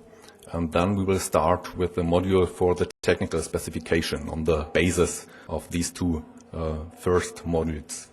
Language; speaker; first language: English; non-native, fluent; German